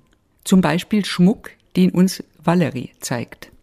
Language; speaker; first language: German; native; German